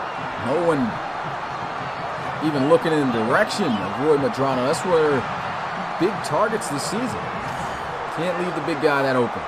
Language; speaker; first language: English; native; English